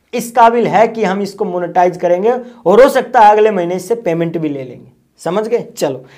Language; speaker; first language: Hindi; native; Hindi